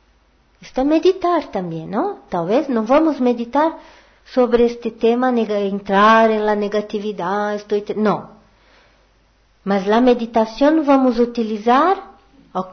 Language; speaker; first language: Portuguese; non-native, learner; Spanish